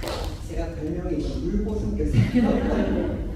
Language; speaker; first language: Korean; native; Korean